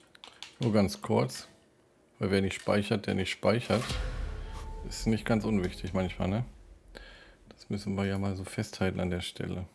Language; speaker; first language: German; native; German